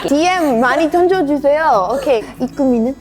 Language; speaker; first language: Korean; non-native, learner; English